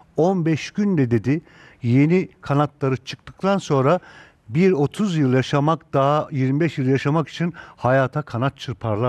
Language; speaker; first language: Turkish; native; Turkish